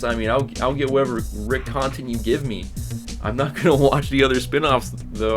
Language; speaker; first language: English; native; English